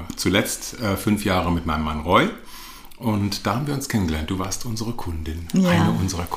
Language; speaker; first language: German; native; German